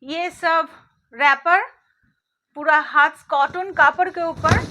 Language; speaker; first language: Hindi; non-native, local second language; Bangla